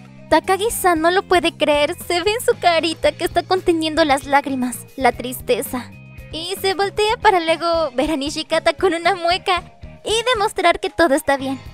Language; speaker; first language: Spanish; native; Spanish